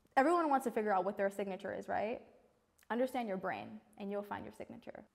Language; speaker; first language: English; native; English